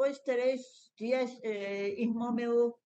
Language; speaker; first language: Portuguese; non-native, learner; Persian